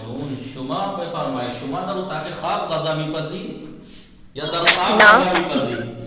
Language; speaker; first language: Persian; non-native, fluent; Urdu